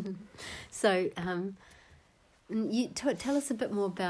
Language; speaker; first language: English; native; English